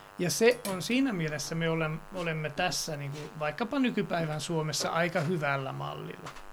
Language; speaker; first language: Finnish; non-native, fluent; Serbian